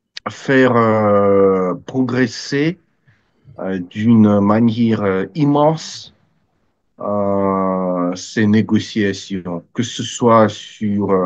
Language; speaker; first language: French; non-native, fluent; Russian